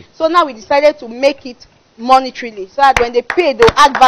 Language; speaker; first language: English; non-native, local second language; French